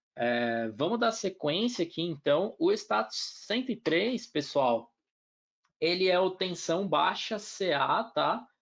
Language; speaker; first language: Portuguese; native; Portuguese